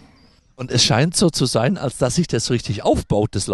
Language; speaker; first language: German; native; German